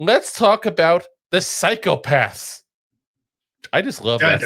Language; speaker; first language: English; native; English